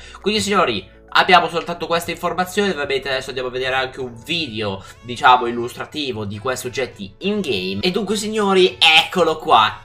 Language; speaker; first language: Italian; native; Italian